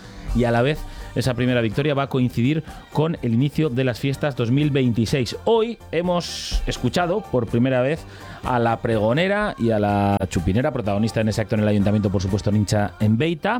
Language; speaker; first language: Spanish; native; Spanish